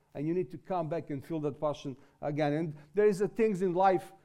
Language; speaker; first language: English; non-native, fluent; Serbian